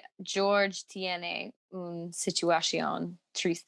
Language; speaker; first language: Spanish; non-native, learner; English